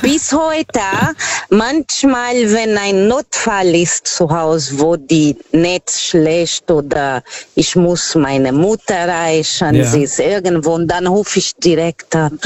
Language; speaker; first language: German; non-native, learner; Portuguese